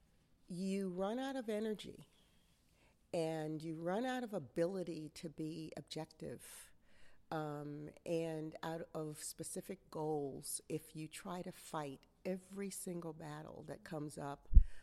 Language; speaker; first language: English; native; English